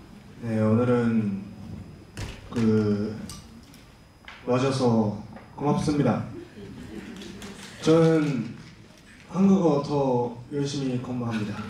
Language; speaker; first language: Korean; non-native, learner; Japanese